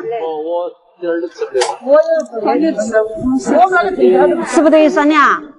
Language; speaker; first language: Chinese; native; Chinese